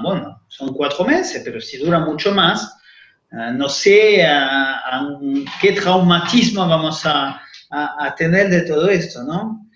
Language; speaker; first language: Spanish; non-native, fluent; French